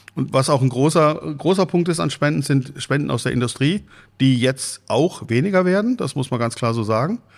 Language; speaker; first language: German; native; German